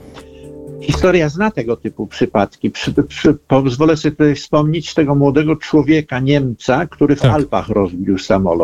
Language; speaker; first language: Polish; native; Polish